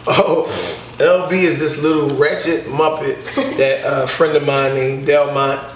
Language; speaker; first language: English; native; English